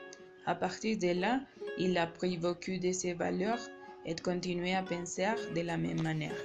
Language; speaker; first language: French; non-native, learner; Spanish